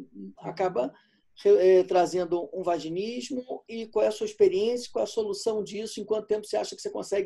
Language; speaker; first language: Portuguese; native; Portuguese